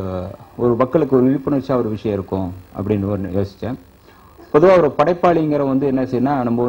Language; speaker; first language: Tamil; native; Tamil